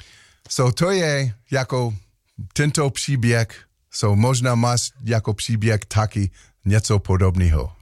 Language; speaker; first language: Czech; non-native, learner; English